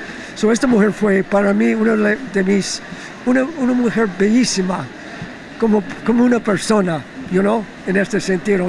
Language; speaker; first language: Spanish; non-native, fluent; English